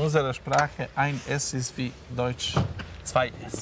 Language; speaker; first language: German; non-native, fluent; Serbian